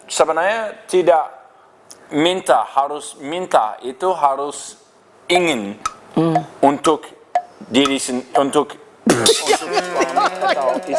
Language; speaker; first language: Indonesian; non-native, learner; English